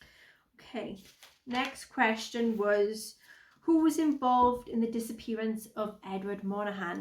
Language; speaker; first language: English; native; English